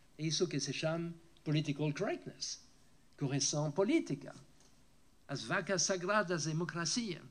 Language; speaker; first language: Portuguese; non-native, fluent; French